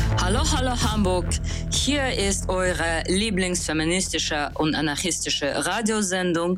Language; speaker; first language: German; non-native, learner; Russian